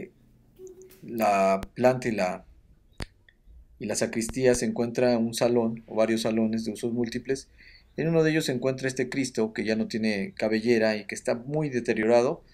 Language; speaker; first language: Spanish; native; Spanish